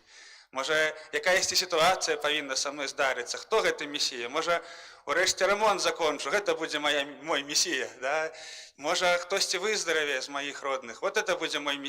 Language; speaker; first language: Belarusian; native; Belarusian